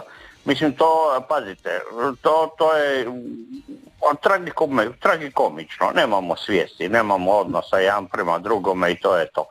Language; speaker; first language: Serbian; native; Serbian